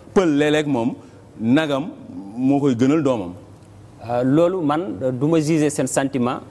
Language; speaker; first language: Wolof; native; Wolof